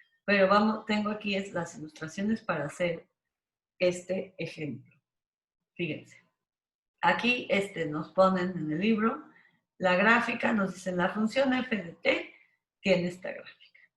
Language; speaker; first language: Spanish; native; Spanish